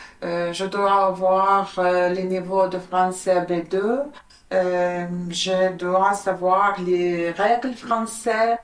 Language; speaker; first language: French; non-native, learner; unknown